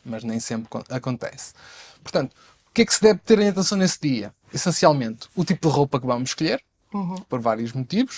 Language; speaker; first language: Portuguese; native; Portuguese